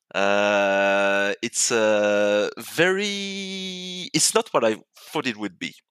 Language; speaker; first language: English; non-native, fluent; French